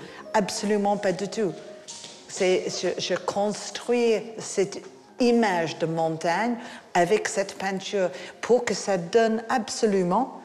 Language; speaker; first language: French; non-native, fluent; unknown